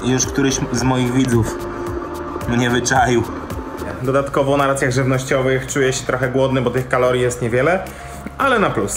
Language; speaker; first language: Polish; native; Polish